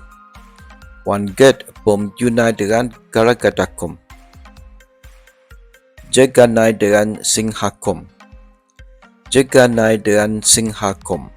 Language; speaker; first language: Thai; non-native, learner; English